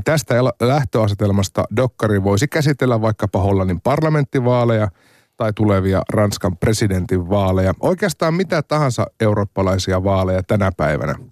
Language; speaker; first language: Finnish; native; Finnish